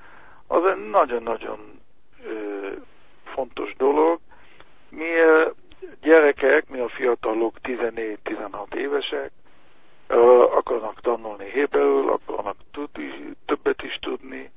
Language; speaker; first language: Hungarian; early bilingual, heritage; Hungarian